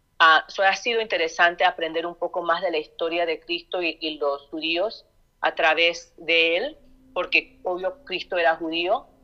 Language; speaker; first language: Spanish; early bilingual, heritage; Spanish